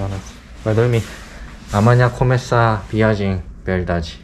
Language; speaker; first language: Portuguese; non-native, learner; Korean